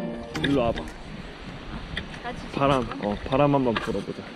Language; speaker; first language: Korean; native; Korean